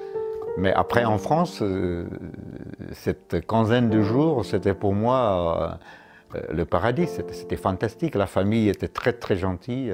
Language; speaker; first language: French; non-native, fluent; Czech